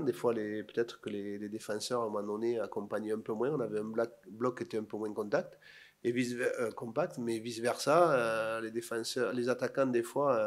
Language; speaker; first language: French; native; French